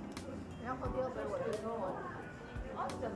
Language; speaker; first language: Chinese; native; Chinese